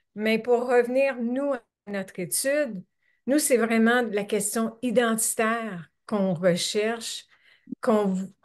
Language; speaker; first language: French; native; French